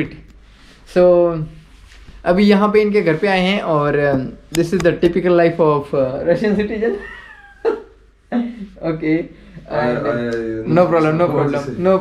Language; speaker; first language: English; non-native, local second language; Hindi